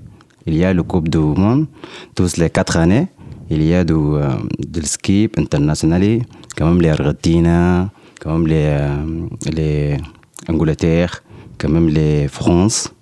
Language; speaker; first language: French; non-native, learner; Arabic